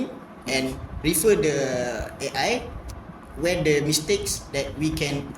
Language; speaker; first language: English; non-native, learner; Malay